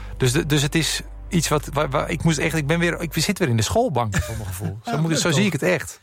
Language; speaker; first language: Dutch; native; Dutch